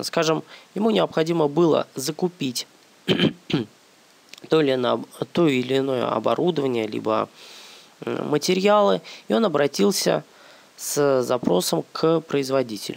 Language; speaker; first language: Russian; native; Russian